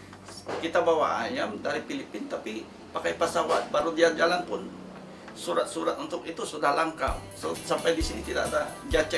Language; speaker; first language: Indonesian; non-native, fluent; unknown